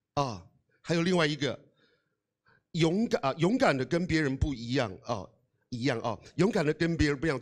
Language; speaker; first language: Chinese; non-native, local second language; Amis